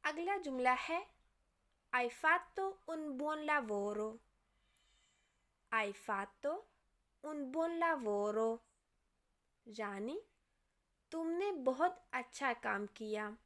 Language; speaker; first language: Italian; non-native, fluent; Urdu